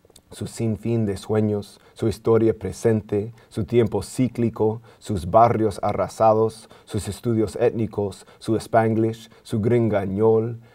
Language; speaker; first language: Spanish; non-native, fluent; English